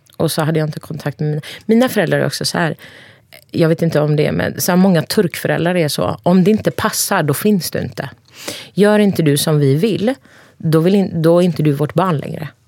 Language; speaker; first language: Swedish; early bilingual, other home language; Turkish